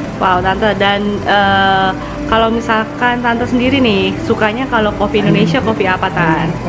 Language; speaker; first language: Indonesian; native; Indonesian